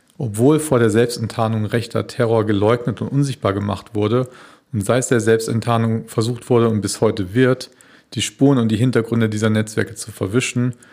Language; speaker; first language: German; native; German